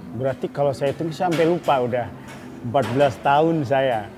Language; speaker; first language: Indonesian; native; Indonesian